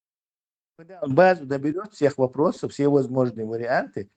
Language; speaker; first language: Russian; non-native, local second language; Chechen